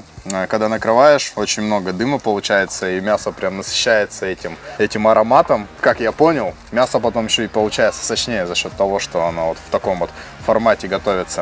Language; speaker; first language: Russian; native; Russian